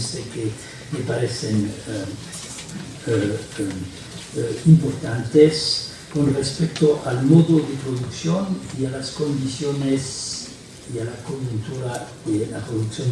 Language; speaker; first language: Spanish; non-native, fluent; French